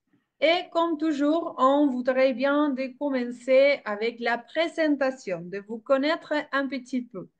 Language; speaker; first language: French; non-native, fluent; Spanish